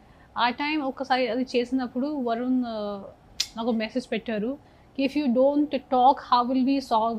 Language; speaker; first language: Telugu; non-native, local second language; Hindi